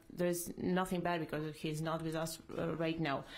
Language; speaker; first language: English; non-native, fluent; Ukrainian